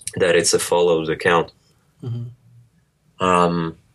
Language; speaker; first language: English; early bilingual, other home language; Russian